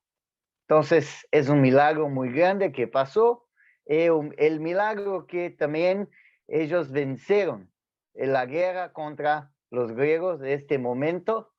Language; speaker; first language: Spanish; non-native, fluent; Portuguese